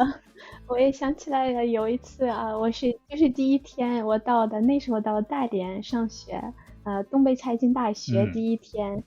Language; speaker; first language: Chinese; non-native, fluent; Russian